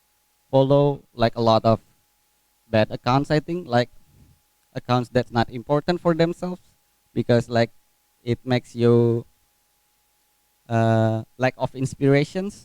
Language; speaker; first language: English; non-native, fluent; Indonesian